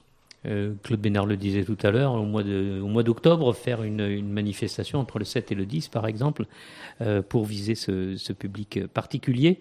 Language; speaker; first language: French; native; French